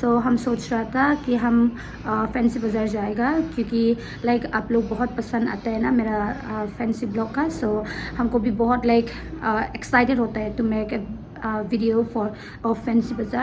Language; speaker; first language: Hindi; non-native, local second language; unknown